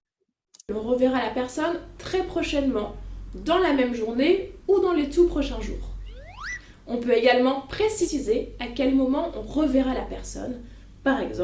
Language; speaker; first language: French; native; French